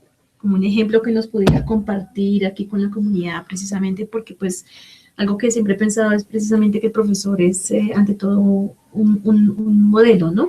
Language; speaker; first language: Spanish; native; Spanish